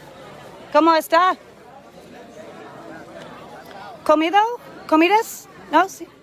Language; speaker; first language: Spanish; non-native, learner; English